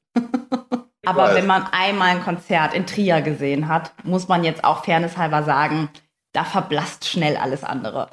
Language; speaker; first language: German; native; German